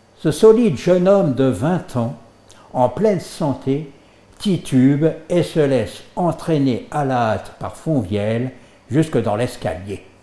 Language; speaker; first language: French; native; French